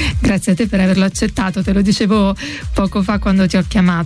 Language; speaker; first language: Italian; native; Italian